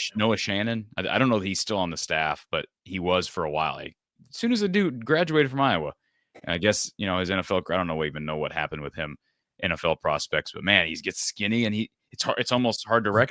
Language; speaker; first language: English; native; English